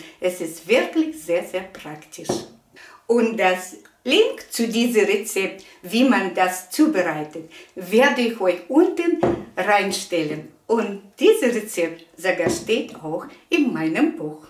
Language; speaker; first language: German; non-native, fluent; Russian